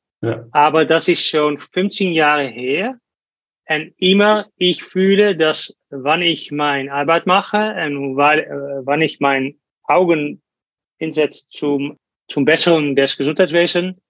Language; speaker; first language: German; non-native, learner; Dutch